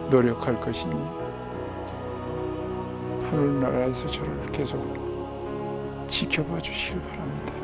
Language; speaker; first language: Korean; native; Korean